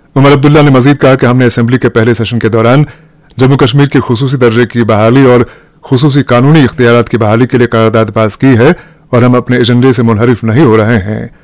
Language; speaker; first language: Hindi; non-native, local second language; Kashmiri